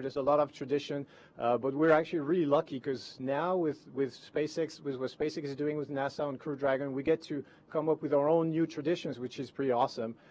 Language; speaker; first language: English; non-native, fluent; French